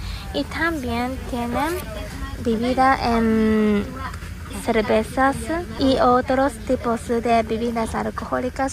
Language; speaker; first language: Spanish; non-native, learner; Japanese